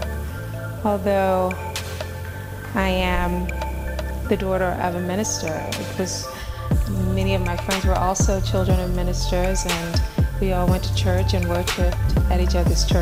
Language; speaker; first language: English; native; English